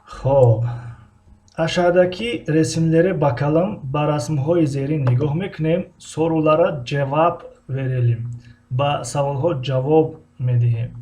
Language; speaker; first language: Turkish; non-native, fluent; Tajik